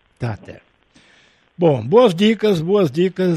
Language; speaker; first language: Portuguese; native; Portuguese